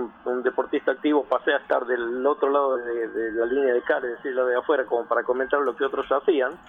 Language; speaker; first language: Spanish; native; Spanish